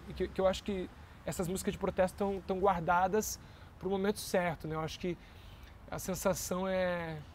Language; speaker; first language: Portuguese; native; Portuguese